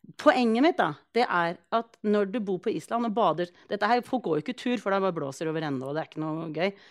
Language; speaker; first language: Norwegian; early bilingual, other home language; Icelandic